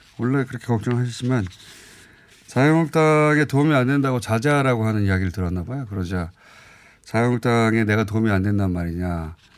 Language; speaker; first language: Korean; native; Korean